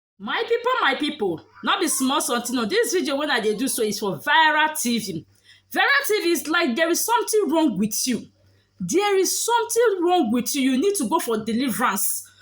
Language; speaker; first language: Nigerian Pidgin; native; Nigerian Pidgin